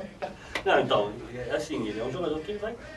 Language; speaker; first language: Portuguese; native; Portuguese